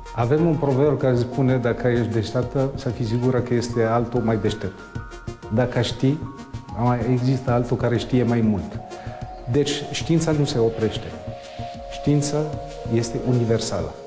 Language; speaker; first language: Romanian; non-native, fluent; Arabic